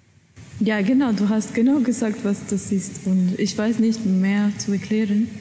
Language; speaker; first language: German; non-native, learner; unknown